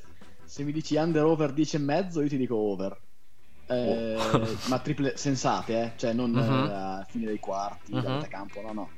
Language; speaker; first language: Italian; native; Italian